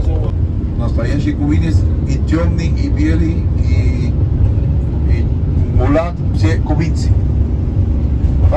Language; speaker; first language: Russian; non-native, fluent; Spanish